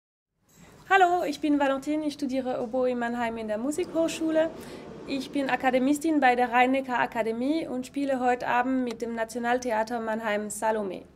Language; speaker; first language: German; non-native, fluent; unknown